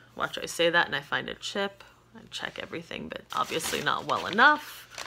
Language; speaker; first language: English; native; English